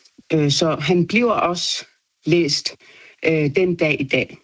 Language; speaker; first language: Danish; non-native, local second language; Kalaallisut